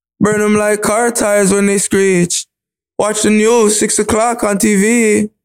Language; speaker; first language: English; native; English